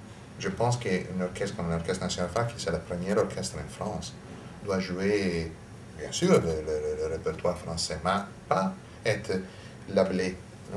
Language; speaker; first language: French; non-native, learner; Italian